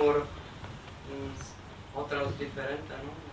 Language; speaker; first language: Spanish; non-native, learner; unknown